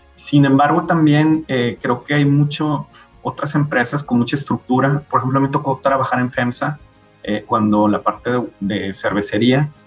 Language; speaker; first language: Spanish; native; Spanish